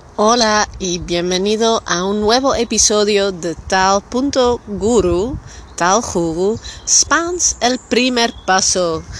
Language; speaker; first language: Spanish; non-native, fluent; Dutch